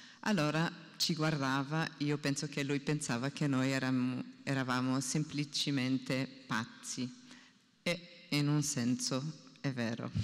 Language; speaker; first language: Italian; non-native, fluent; Portuguese